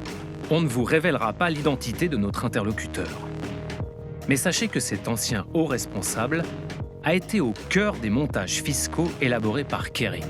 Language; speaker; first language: French; native; French